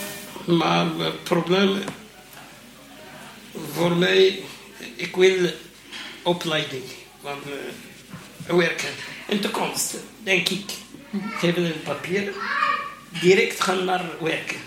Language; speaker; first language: Dutch; non-native, learner; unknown